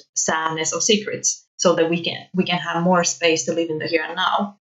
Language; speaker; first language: English; non-native, fluent; Finnish